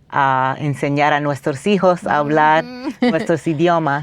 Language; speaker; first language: Spanish; non-native, fluent; English